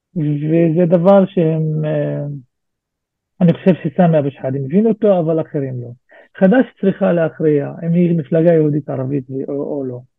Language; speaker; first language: Hebrew; non-native, local second language; Arabic